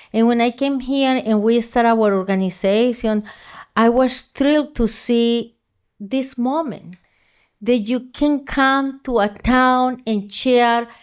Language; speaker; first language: English; non-native, fluent; Spanish